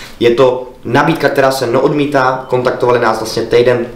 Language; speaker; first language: Czech; native; Czech